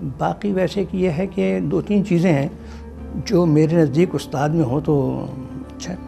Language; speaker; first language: Urdu; native; Urdu